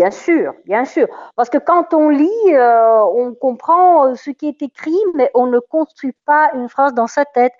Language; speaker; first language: French; non-native, fluent; Russian